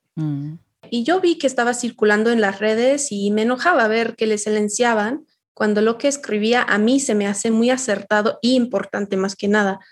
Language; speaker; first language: Spanish; non-native, fluent; English